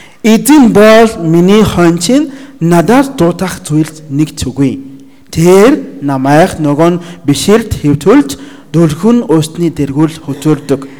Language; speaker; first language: Mongolian; non-native, learner; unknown